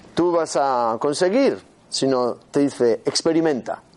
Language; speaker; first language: Spanish; native; Spanish